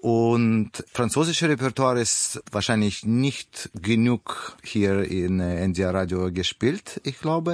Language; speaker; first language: German; non-native, learner; Russian